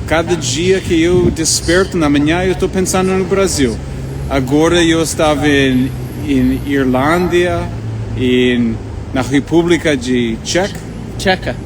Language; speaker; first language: Portuguese; non-native, fluent; English